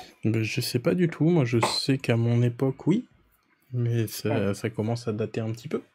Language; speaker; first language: French; native; French